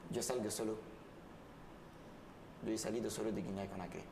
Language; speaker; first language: Spanish; non-native, learner; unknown